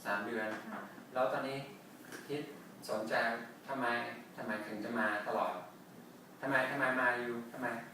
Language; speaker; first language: Thai; non-native, fluent; English